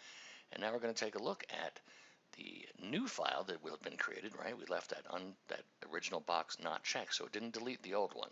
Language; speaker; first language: English; native; English